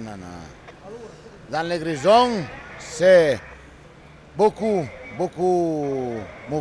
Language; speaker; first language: French; non-native, learner; Italian